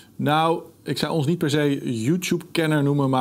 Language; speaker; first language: Dutch; native; Dutch